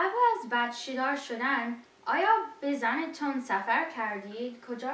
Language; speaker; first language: Persian; early bilingual, heritage; English